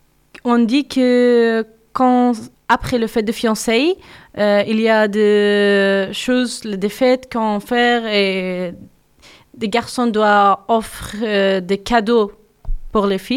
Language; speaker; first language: French; non-native, learner; Persian